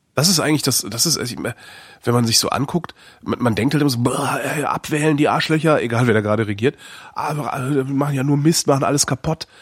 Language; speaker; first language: German; native; German